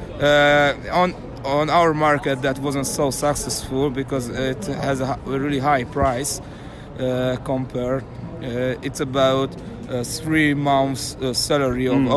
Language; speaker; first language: English; non-native, learner; Hungarian